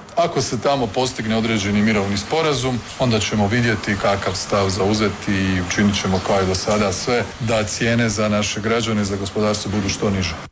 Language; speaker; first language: Croatian; native; Croatian